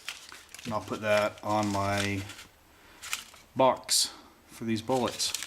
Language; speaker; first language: English; native; English